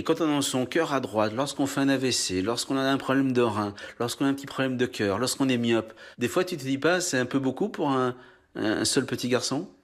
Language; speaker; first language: French; native; French